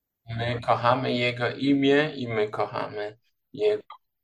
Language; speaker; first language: Polish; non-native, learner; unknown